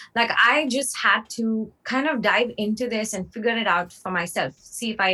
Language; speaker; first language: English; non-native, local second language; Hindi